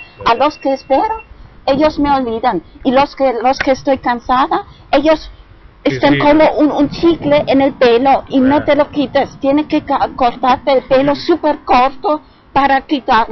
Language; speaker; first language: Spanish; non-native, fluent; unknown